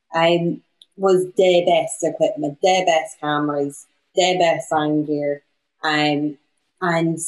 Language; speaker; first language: English; native; English